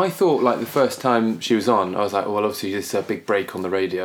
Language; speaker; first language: English; native; English